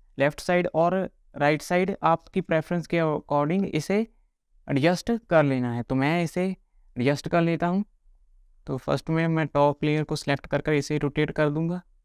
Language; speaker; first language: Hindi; non-native, local second language; Punjabi